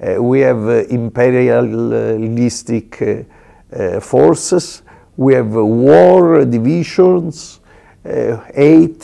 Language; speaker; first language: English; non-native, learner; Italian